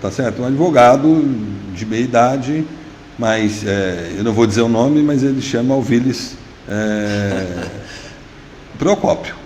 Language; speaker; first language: Portuguese; native; Portuguese